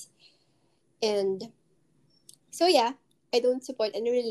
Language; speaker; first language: English; non-native, local second language; Filipino